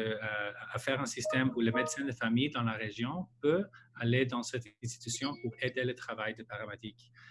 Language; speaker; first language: French; non-native, local second language; English